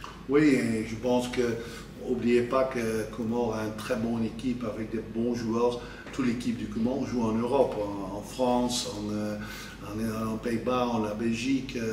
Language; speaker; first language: French; non-native, fluent; Dutch